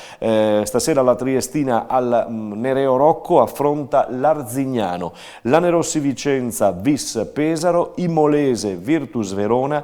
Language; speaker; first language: Italian; native; Italian